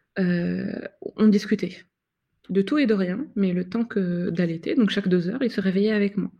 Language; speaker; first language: French; non-native, local second language; Arabic